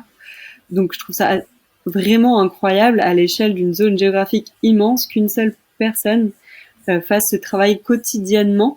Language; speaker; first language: French; native; French